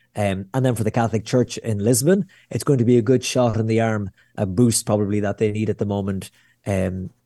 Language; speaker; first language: English; native; English